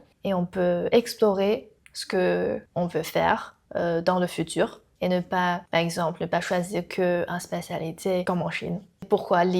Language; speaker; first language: French; non-native, learner; Chinese